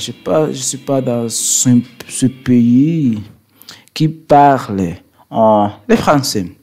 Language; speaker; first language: French; non-native, learner; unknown